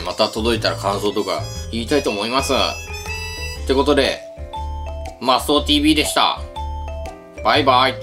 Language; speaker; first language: Japanese; native; Japanese